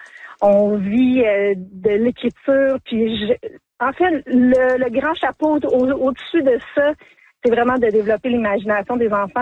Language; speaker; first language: French; native; French